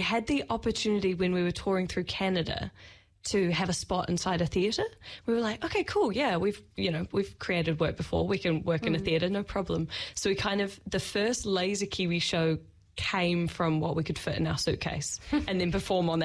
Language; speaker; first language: English; native; English